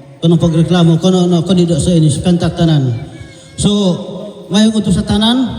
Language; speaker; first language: Cebuano; non-native, local second language; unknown